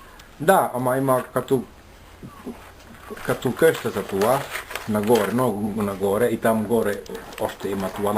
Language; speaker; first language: Bulgarian; non-native, learner; Finnish